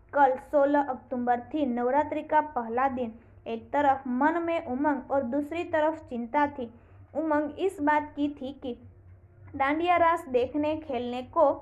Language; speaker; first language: Hindi; non-native, local second language; Gujarati